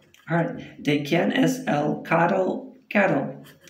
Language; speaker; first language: Spanish; non-native, learner; English